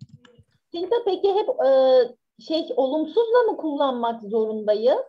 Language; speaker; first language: Turkish; native; Turkish